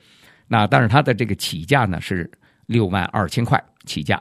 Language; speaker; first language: Chinese; native; Chinese